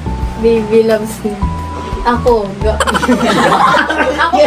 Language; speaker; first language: Filipino; native; Filipino